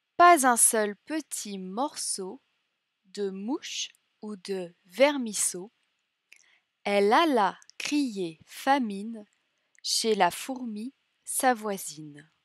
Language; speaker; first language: French; native; French